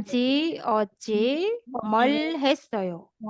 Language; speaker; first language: Korean; non-native, fluent; Indonesian